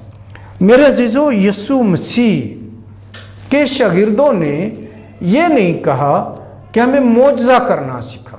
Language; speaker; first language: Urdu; non-native, local second language; Punjabi